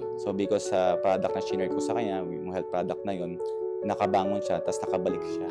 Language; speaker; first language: Filipino; native; Filipino